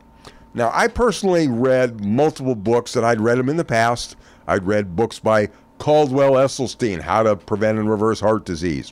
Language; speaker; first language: English; native; English